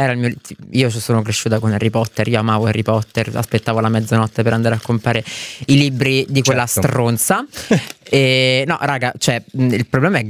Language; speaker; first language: Italian; native; Italian